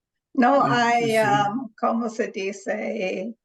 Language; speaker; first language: Spanish; non-native, learner; English